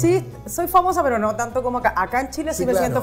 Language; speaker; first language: Spanish; native; Spanish